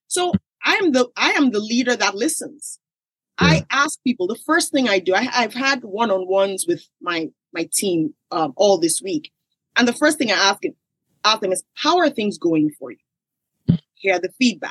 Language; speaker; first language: English; non-native, local second language; Yoruba